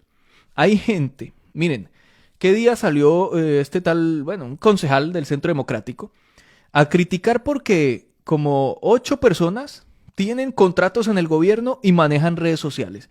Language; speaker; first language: Spanish; native; Spanish